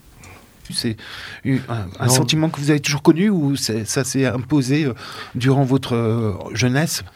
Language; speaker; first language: French; native; French